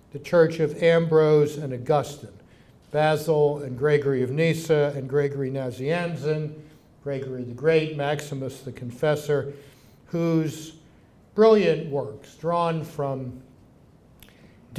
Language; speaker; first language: English; native; English